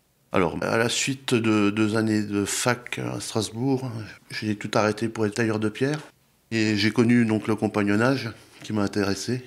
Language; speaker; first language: French; native; French